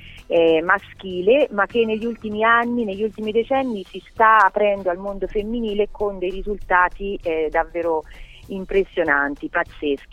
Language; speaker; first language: Italian; native; Italian